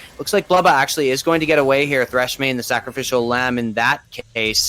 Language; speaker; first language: English; native; English